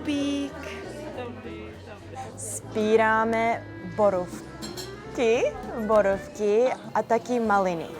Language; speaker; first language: Czech; non-native, learner; English